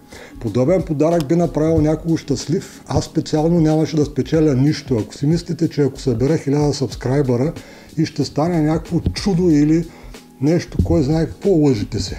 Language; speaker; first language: Bulgarian; native; Bulgarian